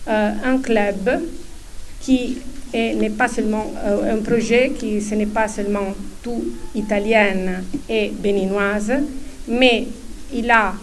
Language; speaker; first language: French; non-native, fluent; Italian